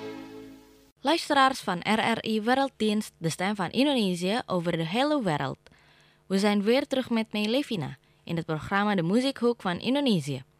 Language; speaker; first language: Dutch; non-native, fluent; Indonesian